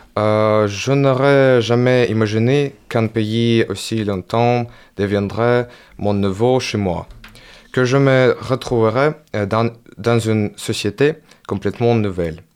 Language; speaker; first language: French; non-native, learner; Ukrainian